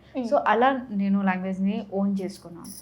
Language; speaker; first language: Telugu; non-native, fluent; Odia